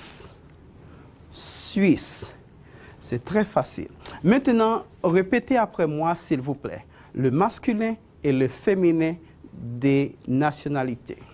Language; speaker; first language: French; non-native, fluent; Spanish